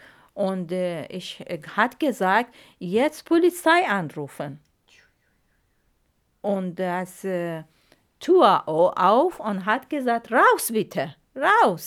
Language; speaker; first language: German; non-native, learner; Arabic